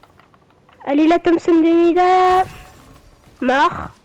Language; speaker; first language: French; native; French